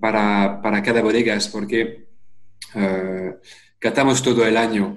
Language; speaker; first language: Spanish; non-native, fluent; French